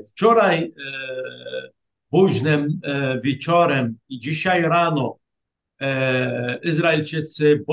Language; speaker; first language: Polish; non-native, fluent; Arabic